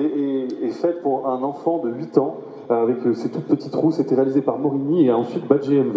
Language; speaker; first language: French; native; French